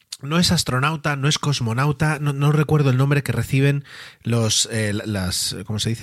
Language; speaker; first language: Spanish; native; Spanish